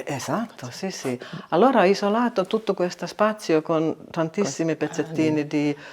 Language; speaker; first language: Italian; non-native, learner; Finnish